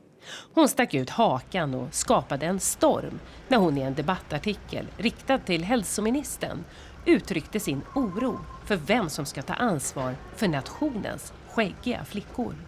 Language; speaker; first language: Swedish; native; Swedish